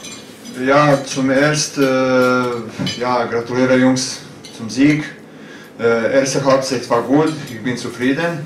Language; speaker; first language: German; non-native, learner; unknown